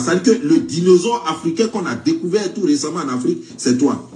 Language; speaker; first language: French; non-native, local second language; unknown